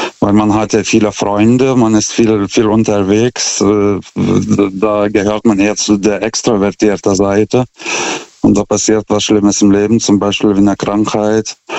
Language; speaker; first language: German; non-native, fluent; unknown